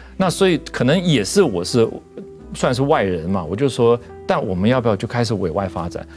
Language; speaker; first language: Chinese; non-native, fluent; English